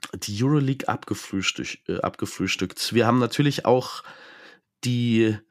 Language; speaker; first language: German; native; German